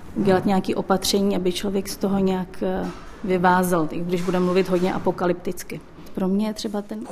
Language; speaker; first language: Czech; native; Czech